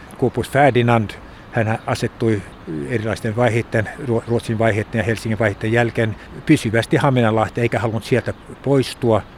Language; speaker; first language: Finnish; native; Finnish